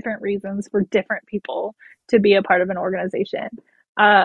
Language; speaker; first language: English; native; English